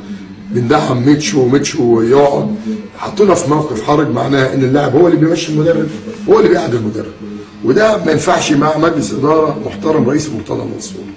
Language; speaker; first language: Arabic; native; Arabic